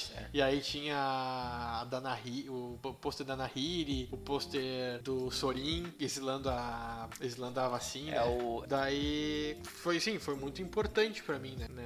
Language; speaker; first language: Portuguese; native; Portuguese